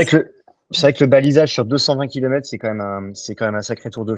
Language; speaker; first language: French; native; French